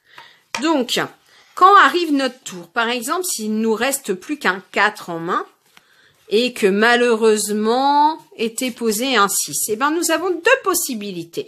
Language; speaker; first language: French; native; French